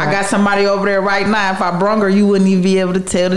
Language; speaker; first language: English; native; English